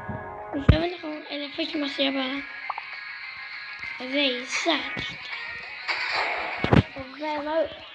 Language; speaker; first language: Swedish; native; Swedish